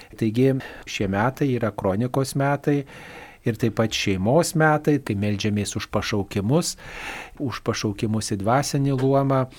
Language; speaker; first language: Lithuanian; native; Lithuanian